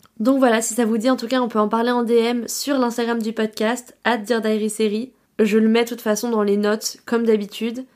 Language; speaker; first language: French; native; French